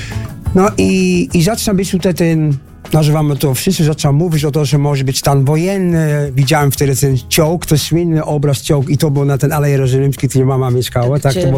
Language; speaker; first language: Polish; early bilingual, heritage; Polish